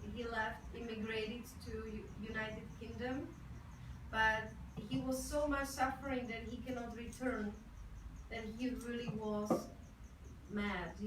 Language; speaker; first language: English; non-native, fluent; Czech